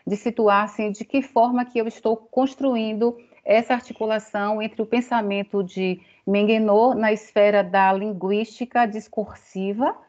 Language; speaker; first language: Portuguese; native; Portuguese